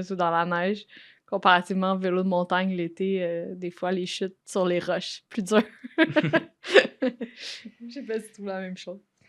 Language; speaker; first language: French; native; French